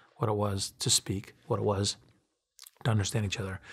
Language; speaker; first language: English; native; English